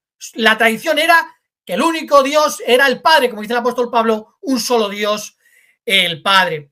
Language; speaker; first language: Spanish; native; Spanish